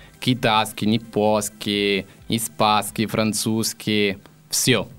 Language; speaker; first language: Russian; non-native, learner; Italian